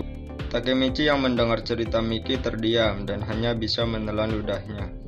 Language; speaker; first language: Indonesian; native; Indonesian